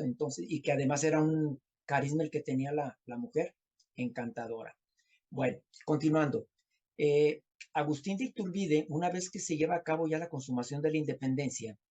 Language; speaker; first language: Spanish; native; Spanish